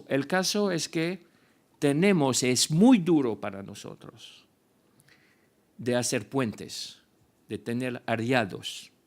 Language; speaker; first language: Spanish; non-native, fluent; French